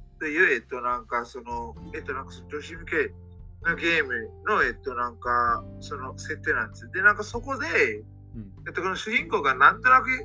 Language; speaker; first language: Japanese; non-native, fluent; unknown